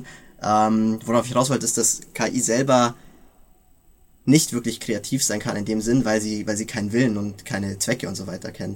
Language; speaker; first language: German; native; German